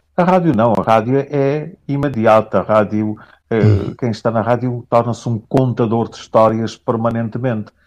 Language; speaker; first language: Portuguese; non-native, local second language; Kabuverdianu